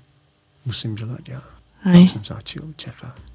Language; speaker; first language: Czech; non-native, learner; English